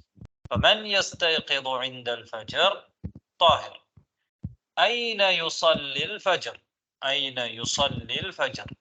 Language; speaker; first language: Arabic; non-native, fluent; Tamil